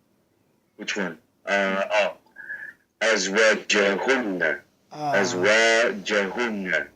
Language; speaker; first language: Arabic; non-native, learner; English